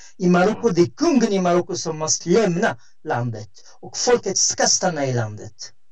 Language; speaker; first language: Swedish; non-native, fluent; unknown